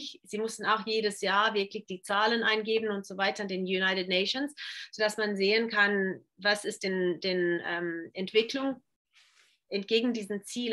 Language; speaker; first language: German; non-native, fluent; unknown